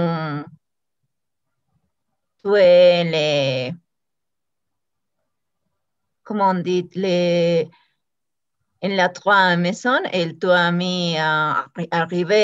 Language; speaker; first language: French; non-native, learner; Spanish